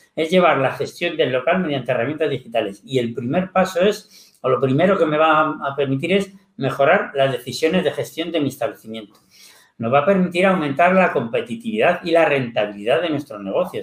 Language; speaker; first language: Spanish; native; Spanish